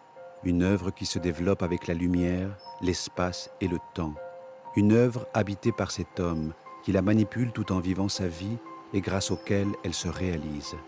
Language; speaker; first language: French; native; French